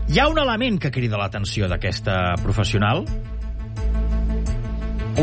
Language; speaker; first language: Catalan; native; Catalan